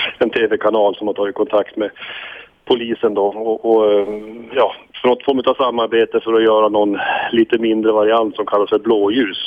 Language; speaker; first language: Swedish; native; Swedish